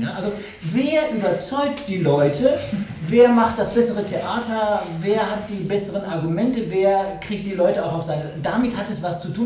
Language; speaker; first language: German; native; German